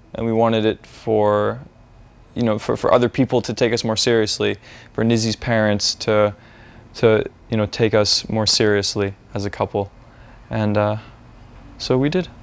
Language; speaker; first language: English; native; English